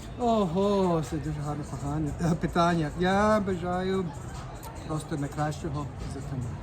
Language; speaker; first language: Ukrainian; non-native, learner; English